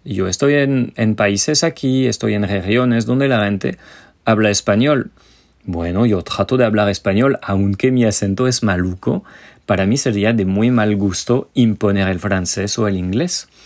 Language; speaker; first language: Spanish; non-native, fluent; French